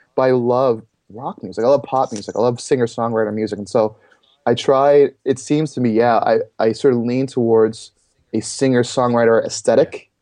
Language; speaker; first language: English; native; English